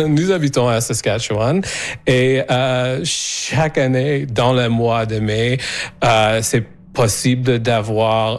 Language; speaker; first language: French; non-native, learner; English